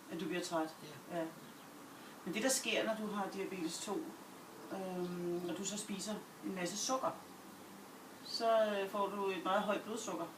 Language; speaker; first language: Danish; native; Danish